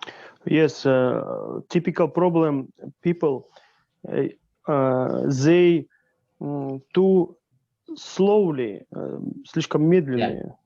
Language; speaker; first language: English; non-native, learner; Russian